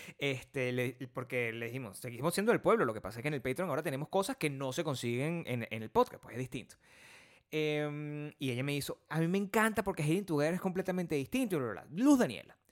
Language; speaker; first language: Spanish; native; Spanish